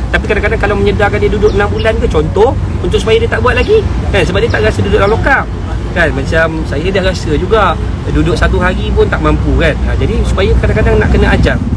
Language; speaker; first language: Malay; native; Malay